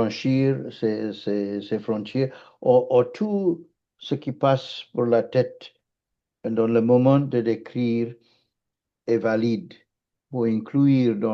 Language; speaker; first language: French; non-native, fluent; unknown